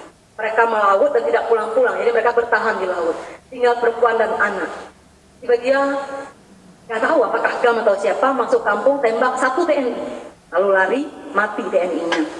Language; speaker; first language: Indonesian; native; Indonesian